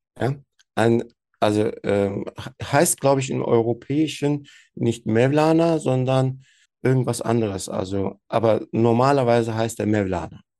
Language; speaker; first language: German; early bilingual, other home language; Turkish